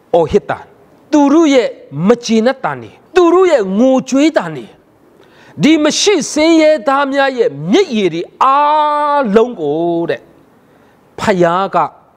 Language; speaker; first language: Burmese; non-native, local second language; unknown